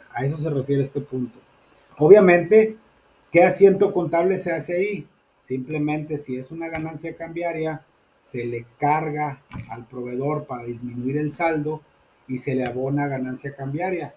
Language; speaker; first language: Spanish; native; Spanish